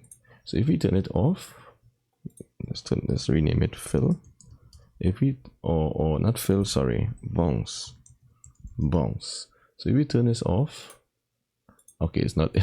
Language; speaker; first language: English; native; English